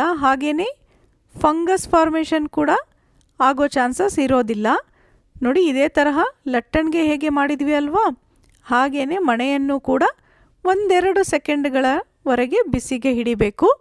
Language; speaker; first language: Kannada; native; Kannada